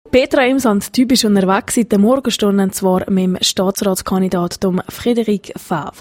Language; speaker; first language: German; native; German